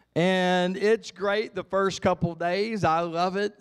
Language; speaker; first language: English; native; English